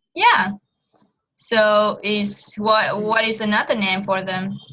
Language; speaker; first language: English; non-native, fluent; Vietnamese